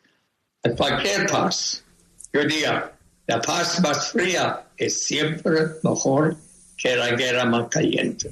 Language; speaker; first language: Spanish; non-native, fluent; German